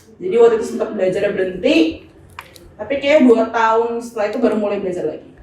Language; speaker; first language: Indonesian; native; Indonesian